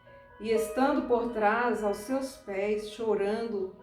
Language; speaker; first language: Portuguese; native; Portuguese